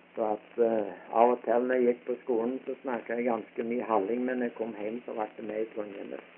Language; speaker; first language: Norwegian; early bilingual, heritage; Norwegian